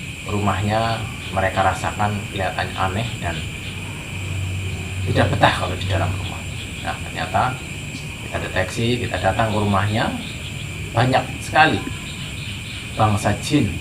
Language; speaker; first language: Indonesian; native; Indonesian